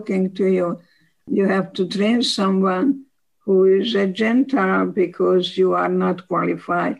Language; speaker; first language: English; non-native, fluent; Slovak